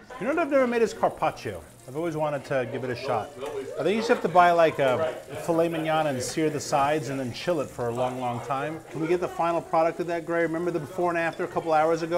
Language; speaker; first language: English; native; English